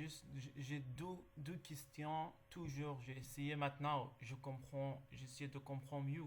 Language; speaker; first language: French; non-native, learner; Arabic